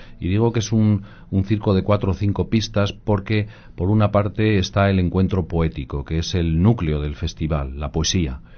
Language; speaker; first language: Spanish; native; Spanish